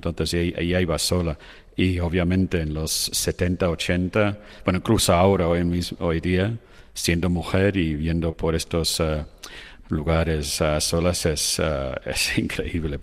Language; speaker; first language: Spanish; non-native, fluent; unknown